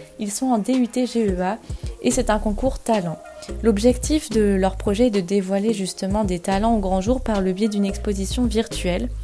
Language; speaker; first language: French; native; French